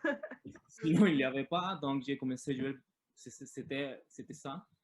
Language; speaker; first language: French; non-native, learner; Spanish